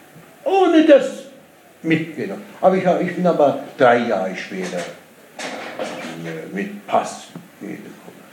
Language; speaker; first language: German; non-native, learner; Persian